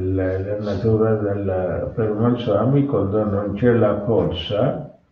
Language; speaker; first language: Italian; non-native, learner; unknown